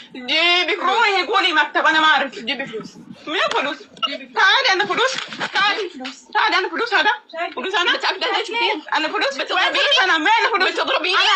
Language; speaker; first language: Arabic; non-native, learner; Amharic